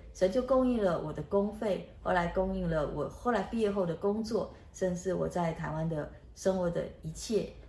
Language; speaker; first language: Chinese; native; Chinese